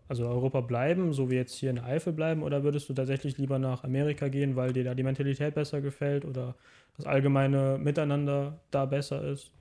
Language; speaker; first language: German; native; German